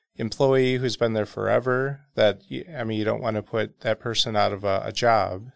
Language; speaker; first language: English; native; English